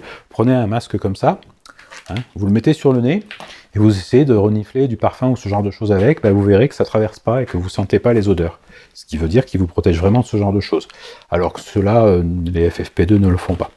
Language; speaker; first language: French; native; French